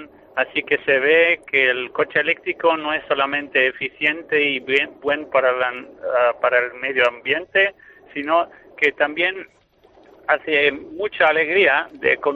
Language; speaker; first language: Spanish; non-native, fluent; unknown